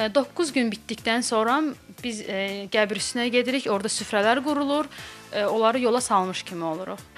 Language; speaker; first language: Azerbaijani; non-native, local second language; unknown